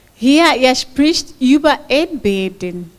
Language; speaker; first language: German; non-native, fluent; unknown